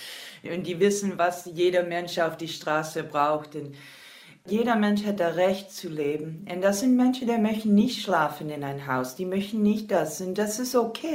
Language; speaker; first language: German; non-native, learner; English